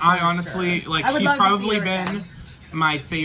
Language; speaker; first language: English; native; English